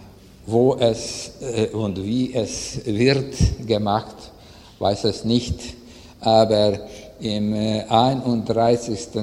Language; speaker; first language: German; non-native, learner; Hungarian